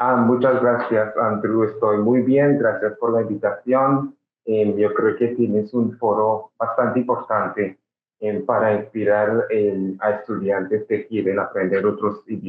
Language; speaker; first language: Spanish; non-native, fluent; English